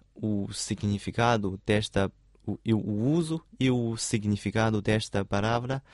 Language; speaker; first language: Portuguese; non-native, fluent; Chinese